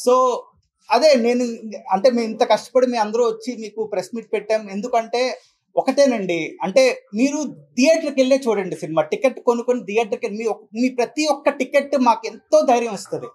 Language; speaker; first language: Telugu; native; Telugu